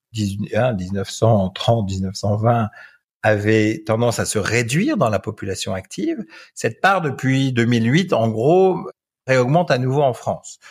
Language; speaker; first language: French; native; French